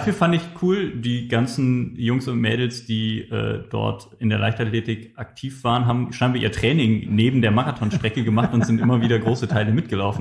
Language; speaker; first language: German; native; German